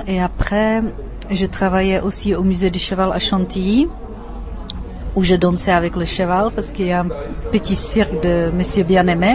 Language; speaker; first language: French; non-native, fluent; Czech